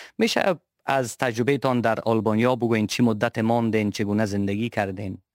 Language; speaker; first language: Persian; native; Persian